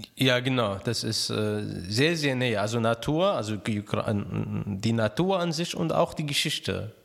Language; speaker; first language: German; non-native, fluent; Arabic